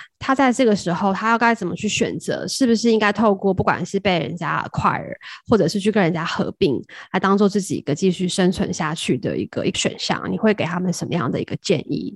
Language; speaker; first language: Chinese; native; Chinese